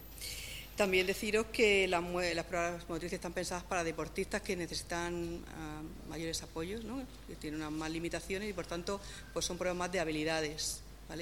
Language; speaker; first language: Spanish; native; Spanish